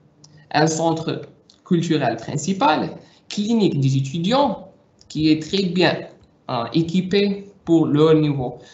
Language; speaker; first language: French; non-native, local second language; Arabic